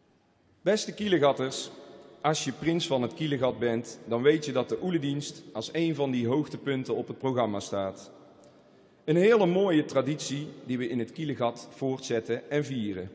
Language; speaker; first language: Dutch; native; Dutch